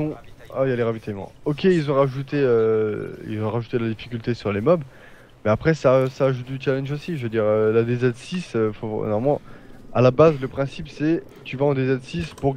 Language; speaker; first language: French; native; French